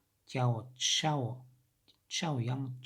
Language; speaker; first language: Chinese; non-native, learner; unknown